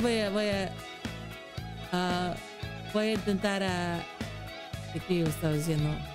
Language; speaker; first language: Spanish; non-native, learner; English